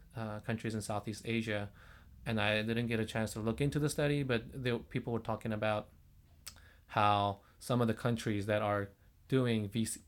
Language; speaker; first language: English; non-native, fluent; Korean